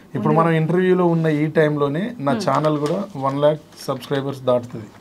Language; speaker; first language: Telugu; native; Telugu